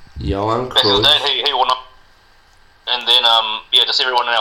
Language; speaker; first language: English; non-native, local second language; Spanish